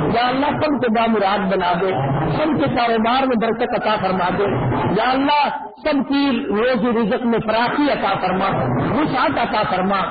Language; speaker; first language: Urdu; native; Urdu